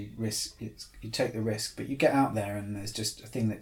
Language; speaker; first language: English; native; English